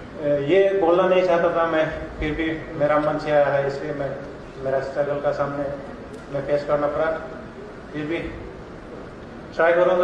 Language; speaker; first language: Hindi; non-native, local second language; Bodo